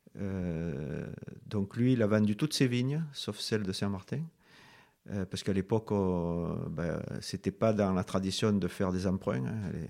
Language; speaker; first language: French; native; French